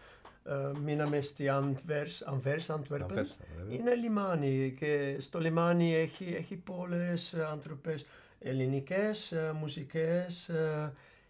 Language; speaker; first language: Greek; non-native, learner; Dutch